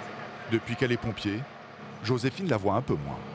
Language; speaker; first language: French; native; French